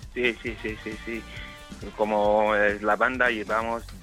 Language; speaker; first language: Spanish; non-native, learner; Yoruba